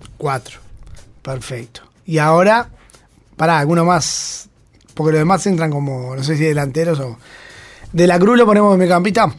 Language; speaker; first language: Spanish; native; Spanish